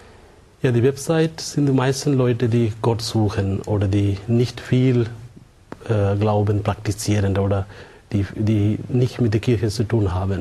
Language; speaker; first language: German; non-native, fluent; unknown